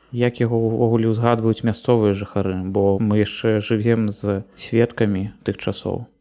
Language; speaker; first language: Belarusian; native; Belarusian